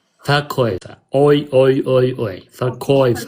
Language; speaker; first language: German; non-native, fluent; Amharic